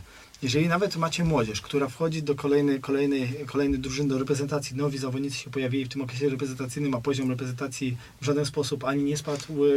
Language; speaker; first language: Polish; native; Polish